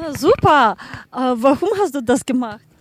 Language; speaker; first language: German; non-native, learner; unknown